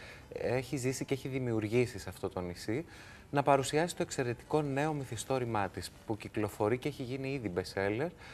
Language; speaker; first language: Greek; native; Greek